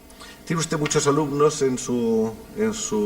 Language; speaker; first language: Spanish; native; Spanish